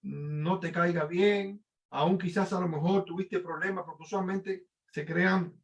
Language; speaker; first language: Spanish; native; Spanish